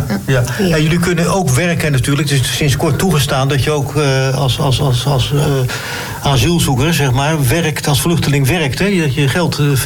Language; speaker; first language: Dutch; native; Dutch